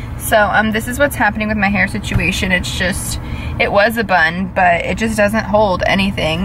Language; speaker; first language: English; native; English